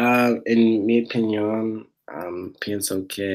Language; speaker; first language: Spanish; non-native, learner; English